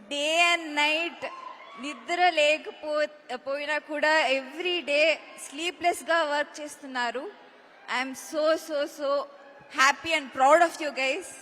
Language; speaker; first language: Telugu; non-native, learner; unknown